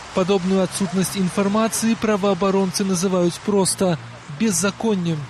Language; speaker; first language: Belarusian; native; Belarusian